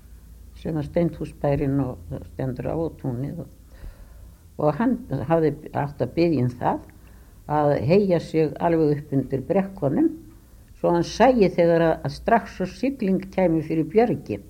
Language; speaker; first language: Icelandic; native; Icelandic